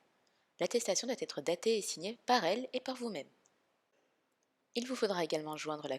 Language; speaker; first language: French; native; French